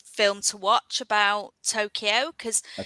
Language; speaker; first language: English; native; English